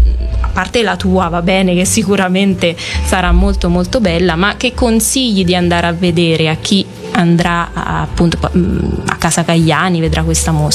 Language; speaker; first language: Italian; native; Italian